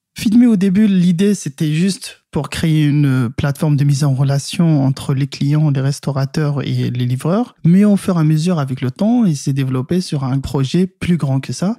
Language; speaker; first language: French; non-native, local second language; Arabic